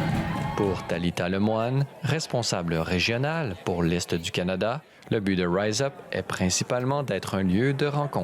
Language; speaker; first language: French; native; French